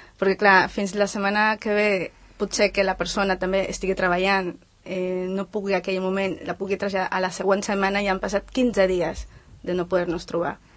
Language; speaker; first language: Catalan; non-native, fluent; Spanish